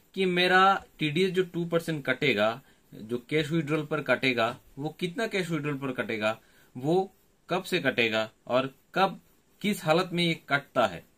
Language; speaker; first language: Hindi; non-native, local second language; Bangla